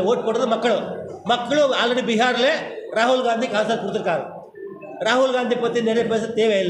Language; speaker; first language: Tamil; non-native, learner; Kannada